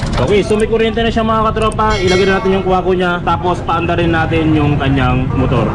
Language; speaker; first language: Filipino; non-native, local second language; Pangasinan